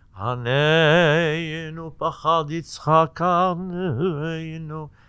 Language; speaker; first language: English; non-native, fluent; Arabic